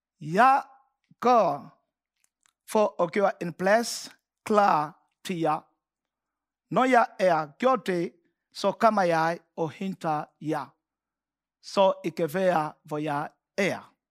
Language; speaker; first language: Danish; non-native, fluent; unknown